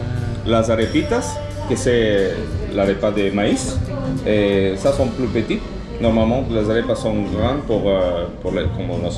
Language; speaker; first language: French; non-native, learner; Spanish